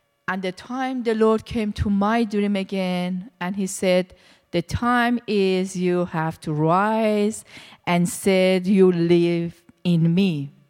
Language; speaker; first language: English; non-native, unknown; Persian